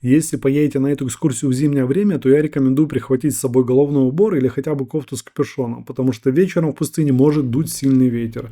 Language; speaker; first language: Russian; native; Russian